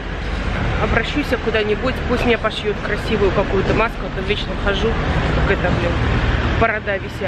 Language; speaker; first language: Russian; native; Russian